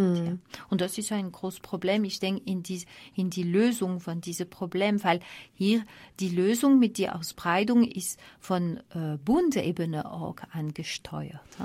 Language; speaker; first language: German; non-native, fluent; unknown